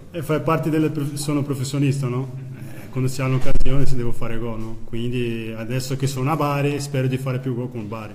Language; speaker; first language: Italian; non-native, fluent; Portuguese